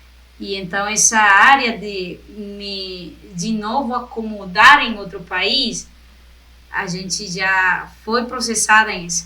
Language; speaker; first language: Portuguese; non-native, fluent; Spanish